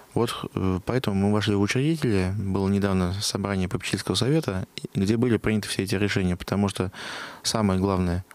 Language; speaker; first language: Russian; native; Russian